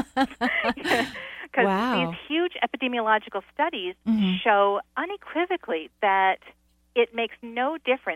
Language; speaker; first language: English; native; English